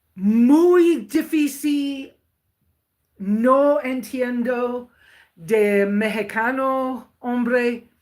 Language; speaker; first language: Spanish; non-native, learner; English